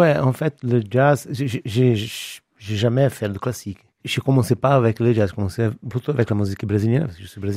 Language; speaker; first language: French; non-native, fluent; Portuguese